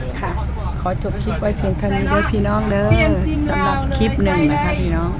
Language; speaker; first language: Thai; native; Thai